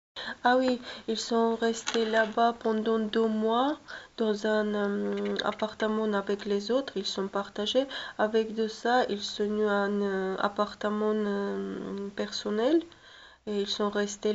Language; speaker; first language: French; non-native, learner; Russian